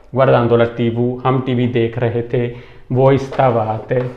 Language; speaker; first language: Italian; non-native, fluent; Urdu